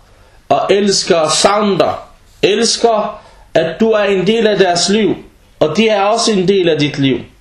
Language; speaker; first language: Danish; early bilingual, other home language; Arabic